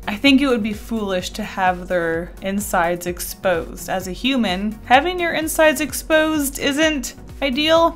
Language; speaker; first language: English; native; English